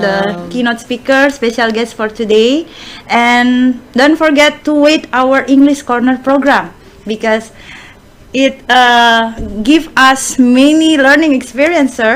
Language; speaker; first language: English; non-native, fluent; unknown